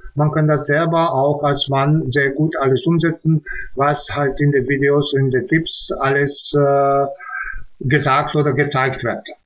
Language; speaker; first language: German; non-native, fluent; Czech